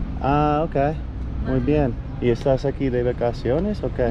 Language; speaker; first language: Spanish; non-native, learner; English